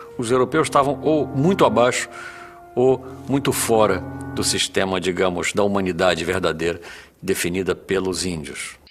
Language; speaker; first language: Portuguese; native; Portuguese